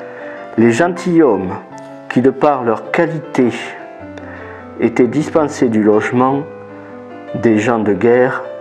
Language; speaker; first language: French; native; French